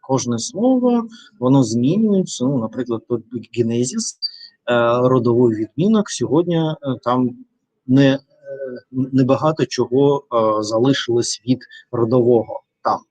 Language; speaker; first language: Ukrainian; non-native, learner; Russian